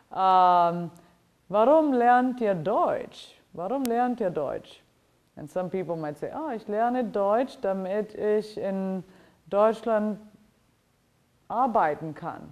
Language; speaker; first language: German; non-native, fluent; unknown